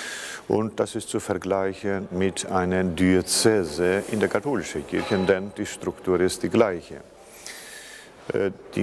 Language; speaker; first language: German; non-native, fluent; Greek